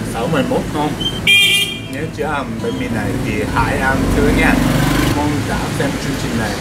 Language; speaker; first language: Vietnamese; non-native, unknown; Japanese